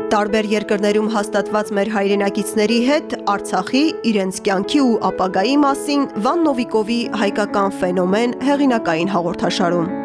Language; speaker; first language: Armenian; early bilingual, heritage; Armenian